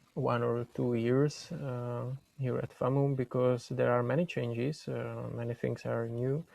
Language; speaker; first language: English; non-native, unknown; Czech